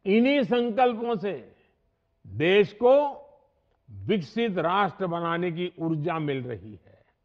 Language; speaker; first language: Hindi; non-native, local second language; Gujarati